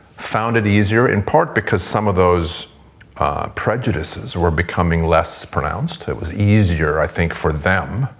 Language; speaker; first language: English; non-native, fluent; Swedish